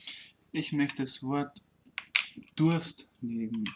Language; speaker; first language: German; native; German